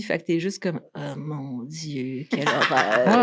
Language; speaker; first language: French; native; French